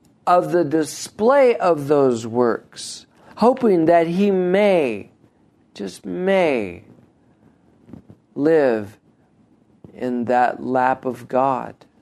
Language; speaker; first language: English; native; English